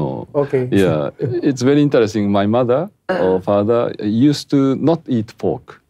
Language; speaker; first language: English; non-native, fluent; Japanese